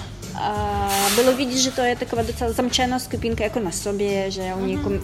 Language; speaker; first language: Czech; non-native, fluent; Ukrainian